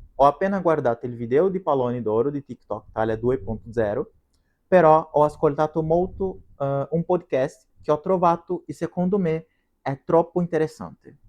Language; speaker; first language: Italian; non-native, learner; Portuguese